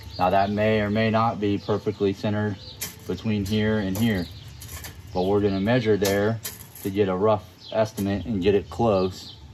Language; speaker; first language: English; native; English